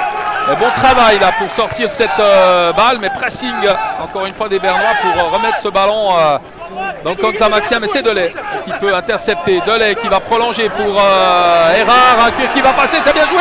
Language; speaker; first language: French; native; French